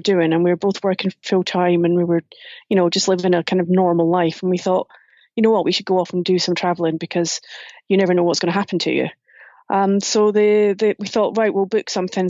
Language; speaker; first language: English; native; English